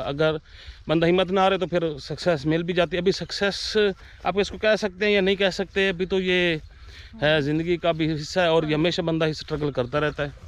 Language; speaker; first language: Urdu; native; Urdu